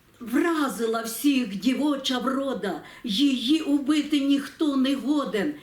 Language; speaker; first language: Ukrainian; native; Ukrainian